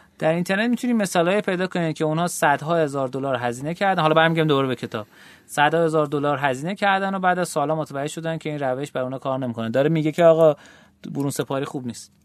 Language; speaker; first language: Persian; native; Persian